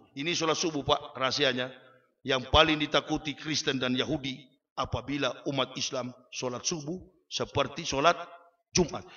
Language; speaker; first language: Malay; native; Malay